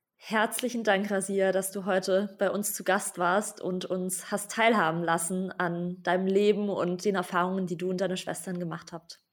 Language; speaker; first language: German; native; German